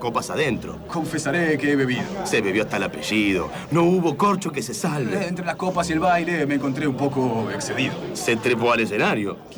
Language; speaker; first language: Spanish; native; Spanish